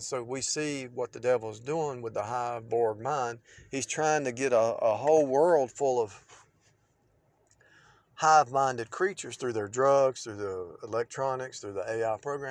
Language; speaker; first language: English; native; English